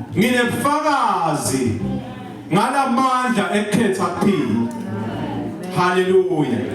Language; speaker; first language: Zulu; non-native, local second language; Swati